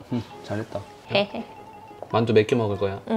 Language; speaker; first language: Korean; native; Korean